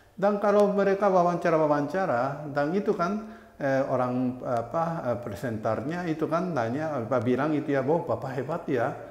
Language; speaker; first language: Indonesian; non-native, fluent; Japanese